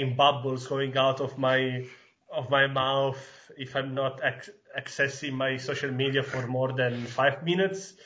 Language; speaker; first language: English; non-native, fluent; Italian